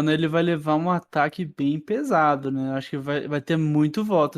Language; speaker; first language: Portuguese; native; Portuguese